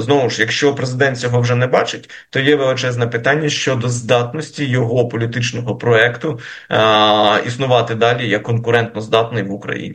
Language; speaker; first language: Ukrainian; native; Ukrainian